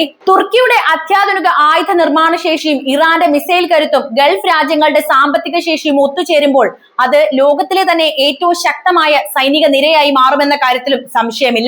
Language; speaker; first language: Malayalam; native; Malayalam